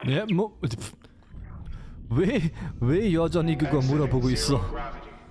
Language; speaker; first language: Korean; non-native, fluent; German